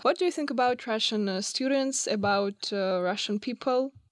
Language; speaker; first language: English; non-native, fluent; Russian